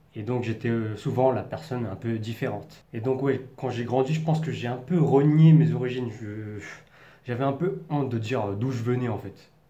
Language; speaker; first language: French; native; French